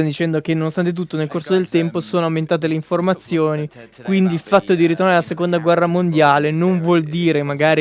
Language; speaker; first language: Italian; native; Italian